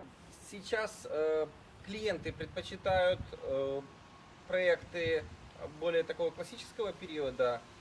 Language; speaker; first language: Russian; native; Russian